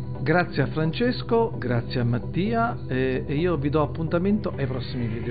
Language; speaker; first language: Italian; native; Italian